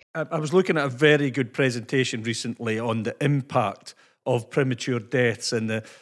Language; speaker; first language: English; native; English